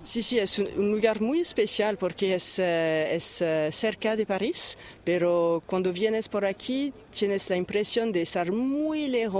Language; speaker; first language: Spanish; non-native, fluent; French